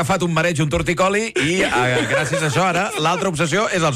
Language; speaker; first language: Catalan; native; Catalan